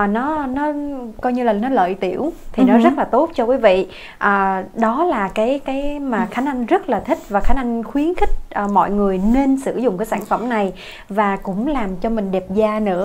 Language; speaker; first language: Vietnamese; native; Vietnamese